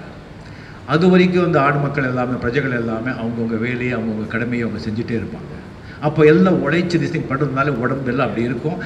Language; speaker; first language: Tamil; non-native, fluent; Marathi